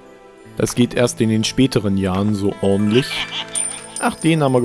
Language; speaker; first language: German; native; German